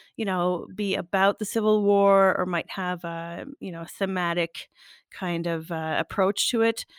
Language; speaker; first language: English; native; English